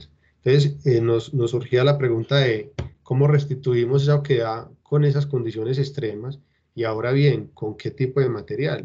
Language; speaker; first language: Spanish; native; Spanish